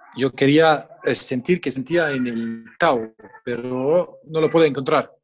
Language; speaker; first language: Spanish; non-native, fluent; Bosnian